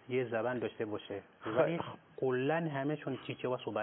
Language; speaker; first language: Persian; non-native, fluent; Nyanja